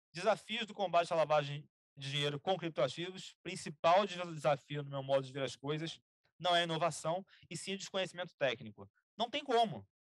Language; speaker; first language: Portuguese; native; Portuguese